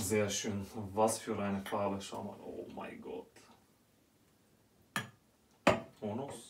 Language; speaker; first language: German; non-native, fluent; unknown